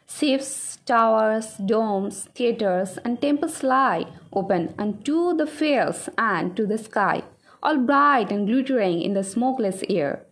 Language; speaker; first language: English; non-native, local second language; Bangla